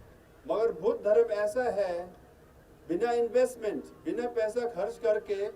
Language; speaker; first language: Hindi; non-native, fluent; Tibetan